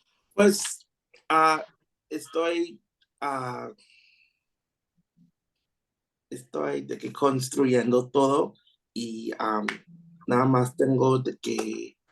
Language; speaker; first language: Spanish; non-native, learner; English